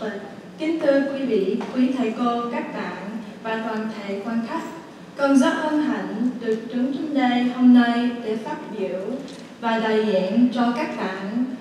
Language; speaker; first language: Vietnamese; early bilingual, heritage; Vietnamese